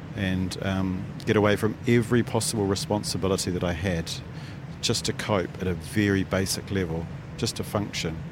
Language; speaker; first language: English; native; English